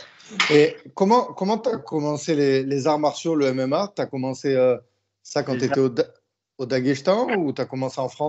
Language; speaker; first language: French; native; French